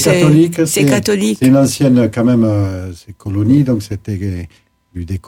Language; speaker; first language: French; native; French